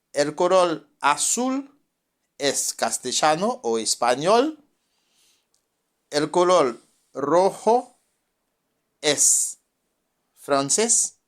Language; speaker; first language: Spanish; non-native, fluent; French